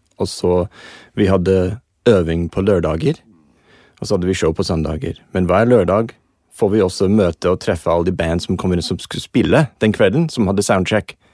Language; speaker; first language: Norwegian; non-native, fluent; English